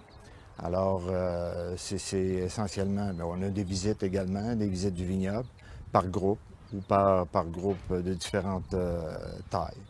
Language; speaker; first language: French; native; French